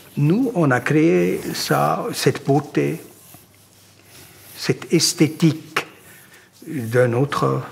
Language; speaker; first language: French; non-native, local second language; German